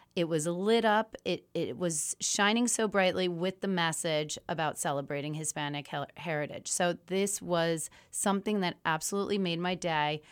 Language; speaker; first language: English; early bilingual, other home language; French